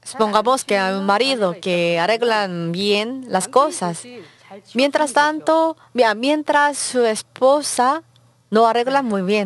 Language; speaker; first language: Spanish; non-native, learner; Korean